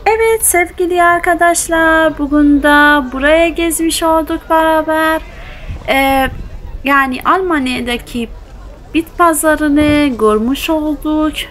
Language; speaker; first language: Turkish; early bilingual, heritage; Turkish